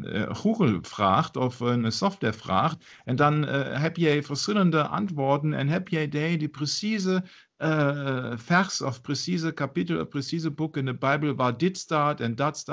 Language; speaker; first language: Dutch; non-native, learner; German